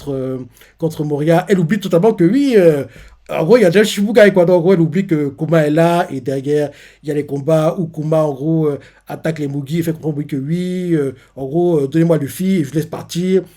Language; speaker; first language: French; native; French